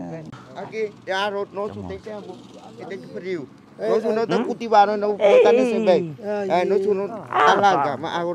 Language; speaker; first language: Portuguese; non-native, learner; Vietnamese